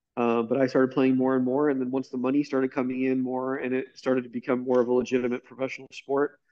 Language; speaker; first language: English; native; English